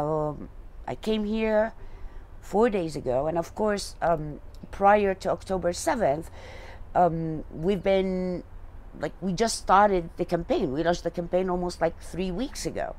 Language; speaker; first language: English; non-native, fluent; Arabic